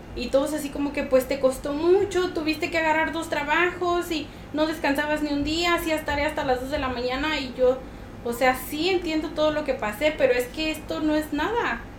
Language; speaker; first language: Spanish; native; Spanish